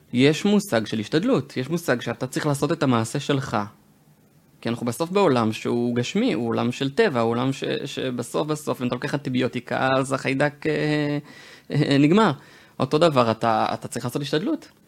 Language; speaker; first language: Hebrew; native; Hebrew